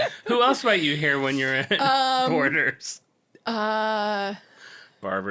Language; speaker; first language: English; native; English